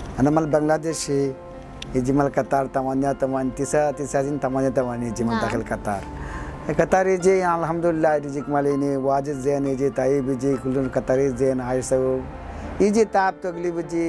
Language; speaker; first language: Arabic; non-native, learner; Bangla